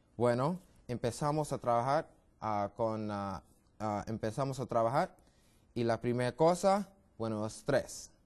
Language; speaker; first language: Spanish; non-native, learner; English